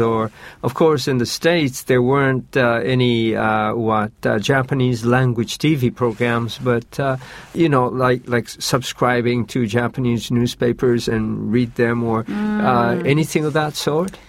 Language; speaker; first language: English; non-native, fluent; Japanese